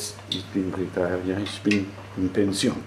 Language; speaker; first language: German; non-native, learner; Spanish